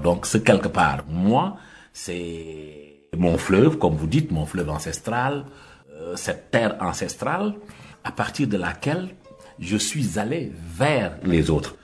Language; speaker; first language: French; non-native, local second language; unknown